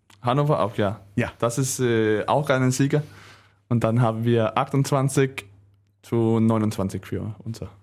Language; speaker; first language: German; non-native, learner; Danish